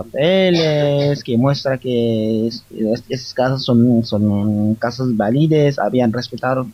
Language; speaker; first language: Spanish; non-native, fluent; Wolof